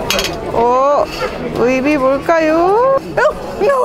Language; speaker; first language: Korean; non-native, fluent; Estonian